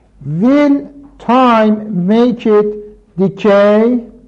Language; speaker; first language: English; non-native, fluent; Persian